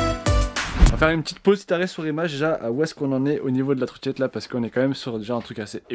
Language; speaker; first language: French; native; French